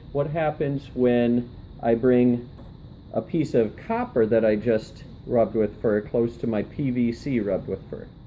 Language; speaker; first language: English; native; English